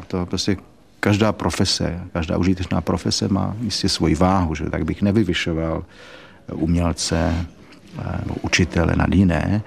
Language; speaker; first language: Czech; native; Czech